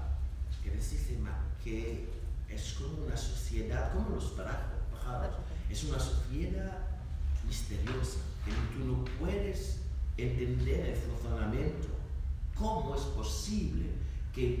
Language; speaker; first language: Spanish; non-native, learner; French